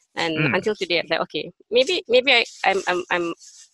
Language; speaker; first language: English; non-native, local second language; Malay